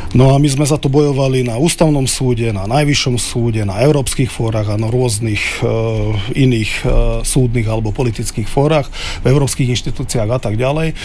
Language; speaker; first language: Slovak; non-native, local second language; Hungarian